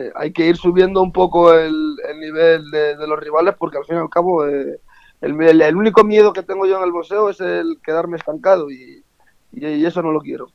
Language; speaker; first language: Spanish; native; Spanish